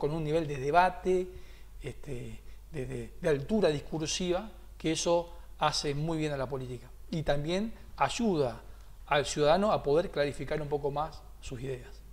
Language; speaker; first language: Spanish; native; Spanish